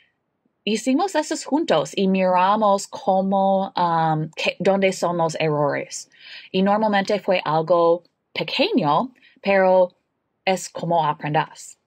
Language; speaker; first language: Spanish; non-native, learner; English